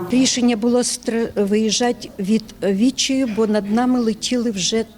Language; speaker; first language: Ukrainian; non-native, local second language; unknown